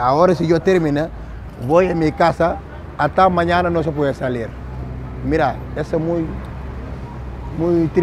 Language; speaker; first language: Spanish; non-native, learner; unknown